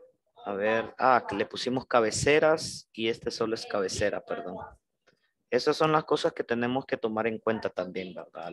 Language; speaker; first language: Spanish; native; Spanish